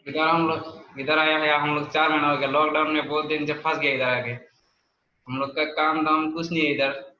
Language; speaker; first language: Hindi; non-native, local second language; Bangla